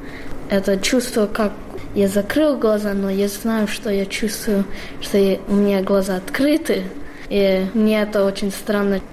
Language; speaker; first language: Russian; non-native, learner; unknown